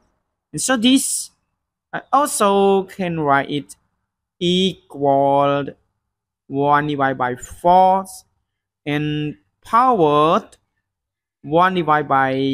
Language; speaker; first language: English; non-native, learner; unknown